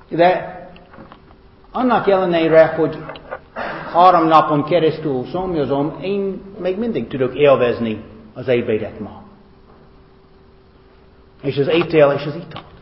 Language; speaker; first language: Hungarian; non-native, fluent; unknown